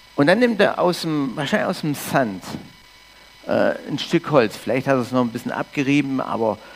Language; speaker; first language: German; early bilingual, heritage; English